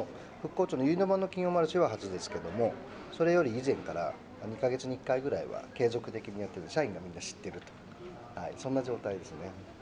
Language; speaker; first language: Japanese; native; Japanese